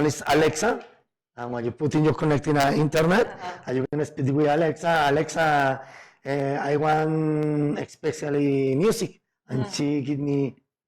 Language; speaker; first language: English; non-native, learner; Spanish